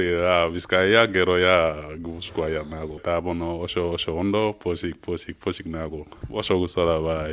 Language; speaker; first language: Basque; non-native, learner; Serer